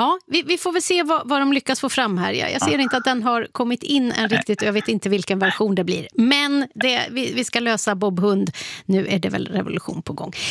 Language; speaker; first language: Swedish; native; Swedish